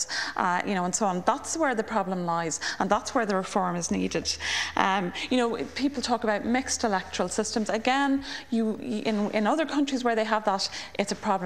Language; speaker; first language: English; native; English